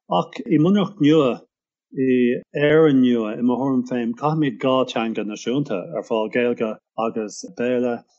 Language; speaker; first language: Irish; non-native, local second language; English